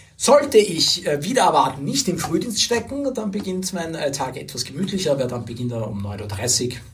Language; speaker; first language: German; native; German